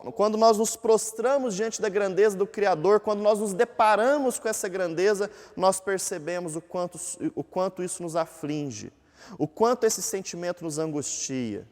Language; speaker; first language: Portuguese; native; Portuguese